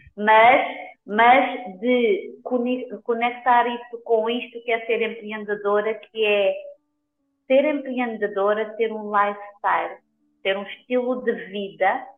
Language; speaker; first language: Portuguese; non-native, local second language; Kabuverdianu